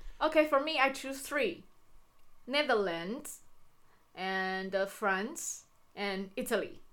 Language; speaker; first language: English; non-native, fluent; Chinese